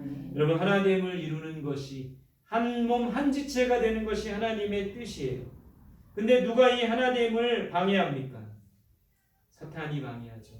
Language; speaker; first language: Korean; native; Korean